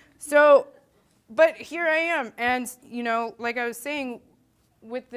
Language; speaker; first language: English; native; English